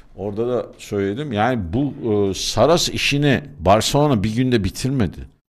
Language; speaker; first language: Turkish; native; Turkish